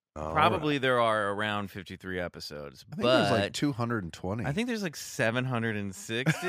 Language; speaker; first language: English; native; English